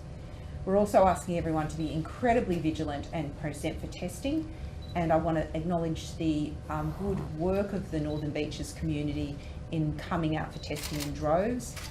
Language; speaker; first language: English; native; English